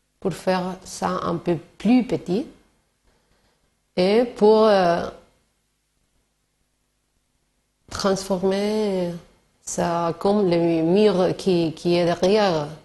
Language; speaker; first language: French; non-native, learner; Spanish